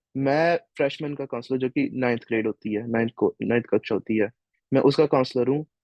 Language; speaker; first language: Hindi; native; Hindi